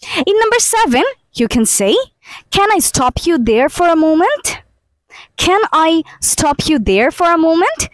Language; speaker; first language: English; non-native, local second language; Bangla